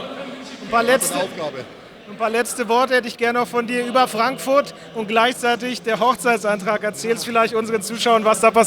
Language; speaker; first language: German; native; German